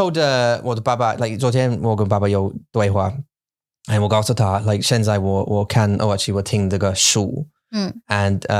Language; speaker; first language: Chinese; non-native, learner; English